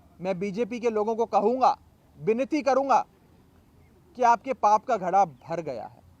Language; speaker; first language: Hindi; native; Hindi